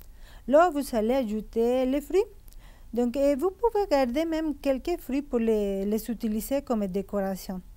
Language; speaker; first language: French; non-native, fluent; Spanish